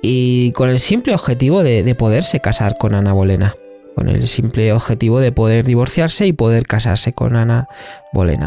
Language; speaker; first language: Spanish; native; Spanish